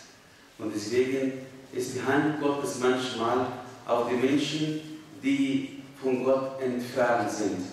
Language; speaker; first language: German; non-native, fluent; Arabic